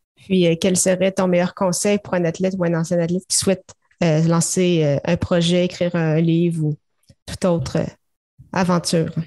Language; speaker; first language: French; native; French